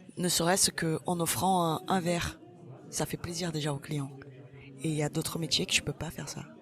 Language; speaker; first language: French; non-native, fluent; Portuguese